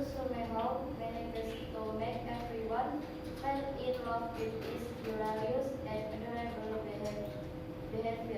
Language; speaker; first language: English; non-native, learner; Indonesian